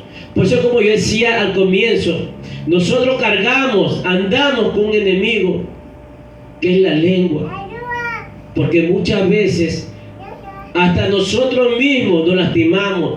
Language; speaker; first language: Spanish; native; Spanish